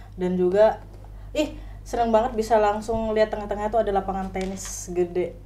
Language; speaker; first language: Indonesian; native; Indonesian